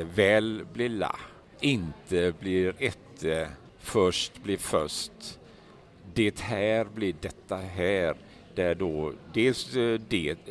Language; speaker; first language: Swedish; native; Swedish